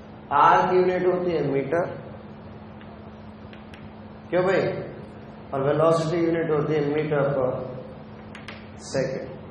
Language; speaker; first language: Hindi; native; Hindi